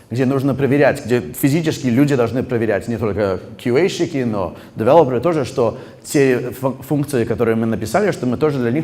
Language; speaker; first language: Russian; early bilingual, heritage; Russian